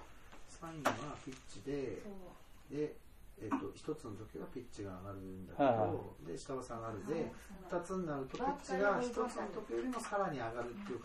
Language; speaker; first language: Japanese; native; Japanese